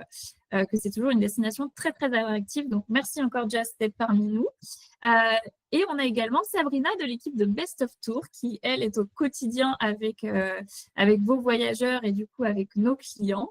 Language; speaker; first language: French; native; French